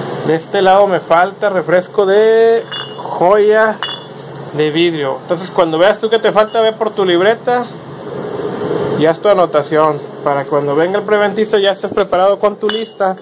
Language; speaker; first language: Spanish; native; Spanish